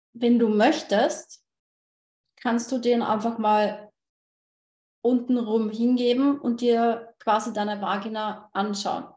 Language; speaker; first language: German; native; German